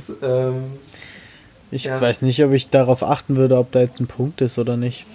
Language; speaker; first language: German; native; German